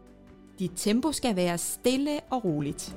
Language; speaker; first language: Danish; native; Danish